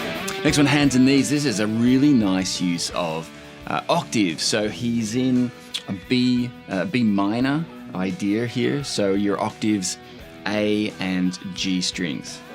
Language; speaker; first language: English; native; English